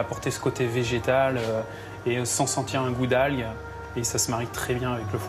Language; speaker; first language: French; native; French